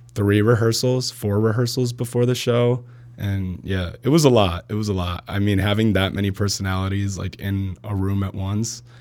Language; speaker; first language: English; early bilingual, other home language; Arabic